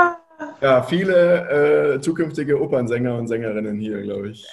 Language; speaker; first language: German; native; German